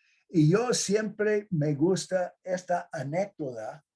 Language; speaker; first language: Spanish; non-native, fluent; English